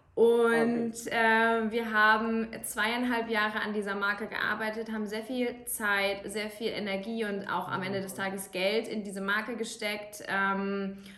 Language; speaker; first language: German; native; German